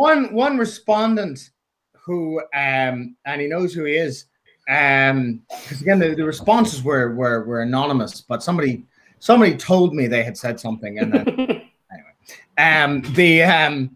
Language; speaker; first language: English; native; English